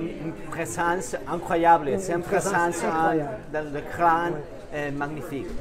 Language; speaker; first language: French; non-native, fluent; Spanish